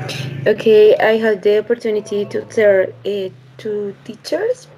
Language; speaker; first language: English; non-native, learner; Spanish